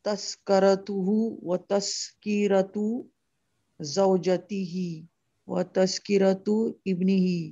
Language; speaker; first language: Arabic; non-native, learner; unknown